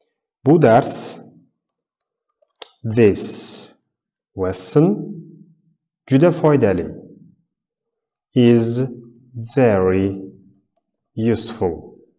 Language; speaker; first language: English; non-native, fluent; Uzbek